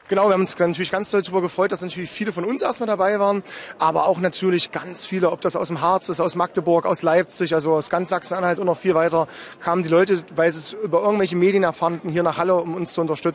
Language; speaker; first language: German; native; German